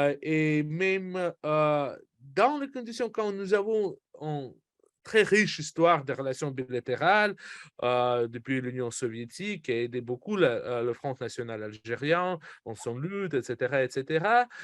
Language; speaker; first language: French; non-native, fluent; Russian